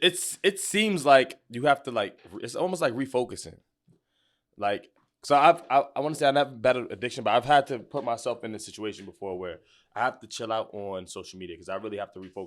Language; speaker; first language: English; native; English